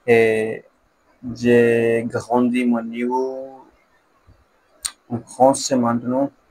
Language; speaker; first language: French; non-native, learner; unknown